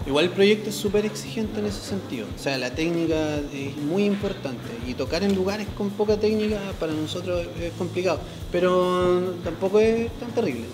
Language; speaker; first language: Spanish; native; Spanish